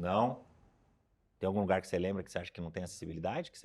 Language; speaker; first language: Portuguese; native; Portuguese